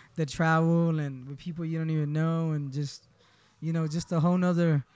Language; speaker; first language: English; early bilingual, other home language; Spanish